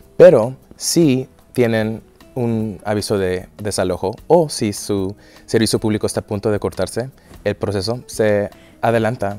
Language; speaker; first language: Spanish; early bilingual, heritage; Spanish